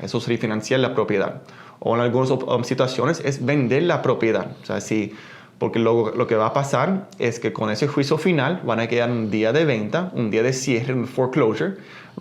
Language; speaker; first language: Spanish; early bilingual, heritage; Spanish